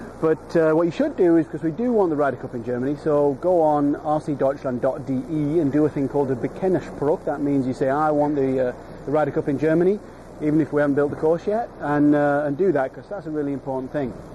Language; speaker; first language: English; native; English